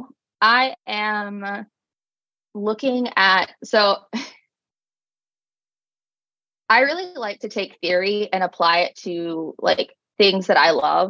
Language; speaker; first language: English; native; English